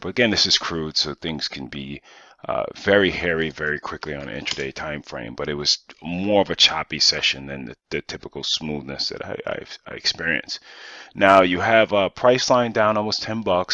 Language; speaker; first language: English; native; English